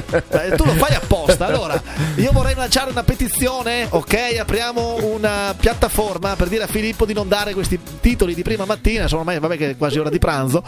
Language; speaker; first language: Italian; native; Italian